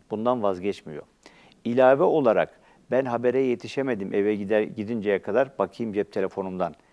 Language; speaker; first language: Turkish; native; Turkish